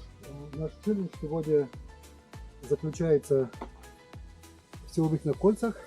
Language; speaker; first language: Russian; native; Russian